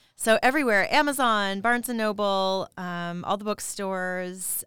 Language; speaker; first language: English; native; English